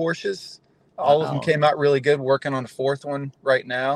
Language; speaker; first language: English; native; English